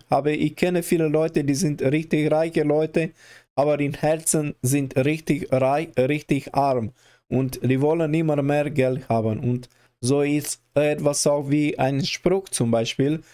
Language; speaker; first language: German; non-native, learner; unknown